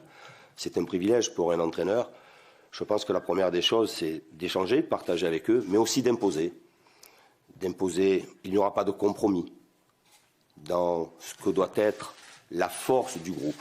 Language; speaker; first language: French; native; French